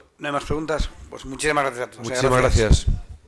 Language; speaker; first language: Spanish; native; Spanish